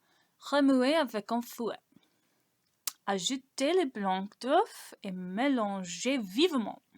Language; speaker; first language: French; non-native, learner; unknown